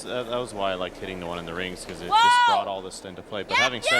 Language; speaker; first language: English; native; English